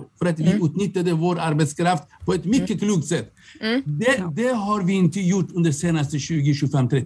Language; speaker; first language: Swedish; non-native, fluent; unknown